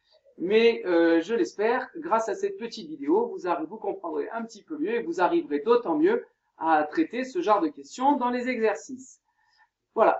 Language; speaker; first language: French; native; French